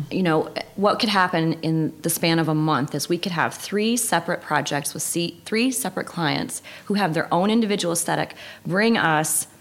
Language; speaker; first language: English; native; English